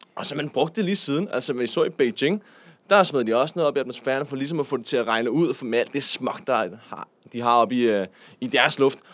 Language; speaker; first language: Danish; native; Danish